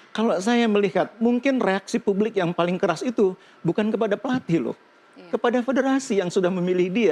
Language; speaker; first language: Indonesian; native; Indonesian